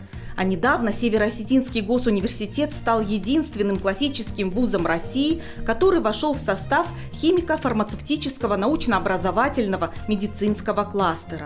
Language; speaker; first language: Russian; native; Russian